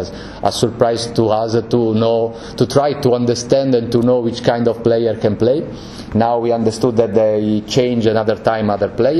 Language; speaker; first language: English; non-native, learner; Italian